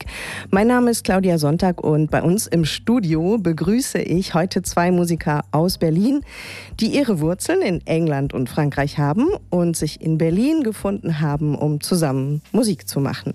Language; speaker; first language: German; native; German